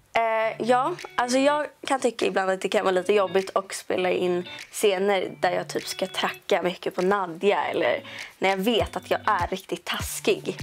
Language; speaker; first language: Swedish; native; Swedish